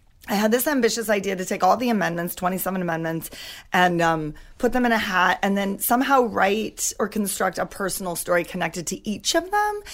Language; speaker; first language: English; native; English